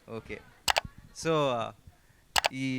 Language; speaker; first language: Telugu; native; Telugu